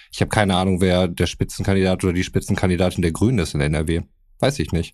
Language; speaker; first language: German; native; German